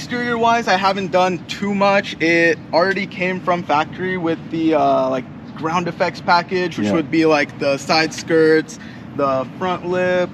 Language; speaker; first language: English; native; English